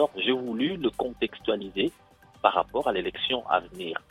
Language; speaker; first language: French; non-native, local second language; Lingala